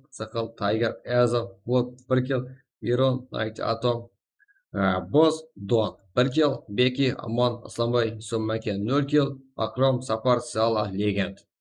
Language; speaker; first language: Russian; non-native, local second language; Kazakh